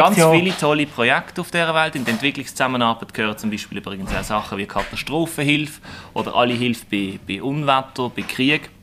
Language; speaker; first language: German; native; German